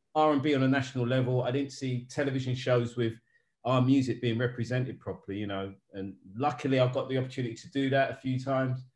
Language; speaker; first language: English; native; English